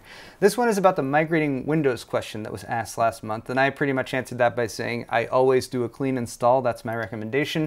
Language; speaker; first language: English; native; English